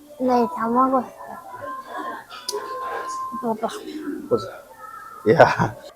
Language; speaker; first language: Korean; non-native, learner; Filipino